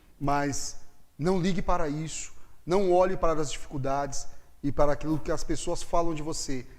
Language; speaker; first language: Portuguese; native; Portuguese